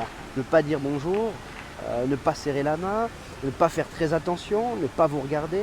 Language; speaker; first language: French; native; French